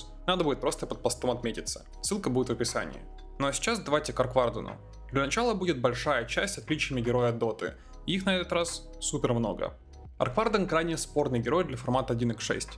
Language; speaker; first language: Russian; native; Russian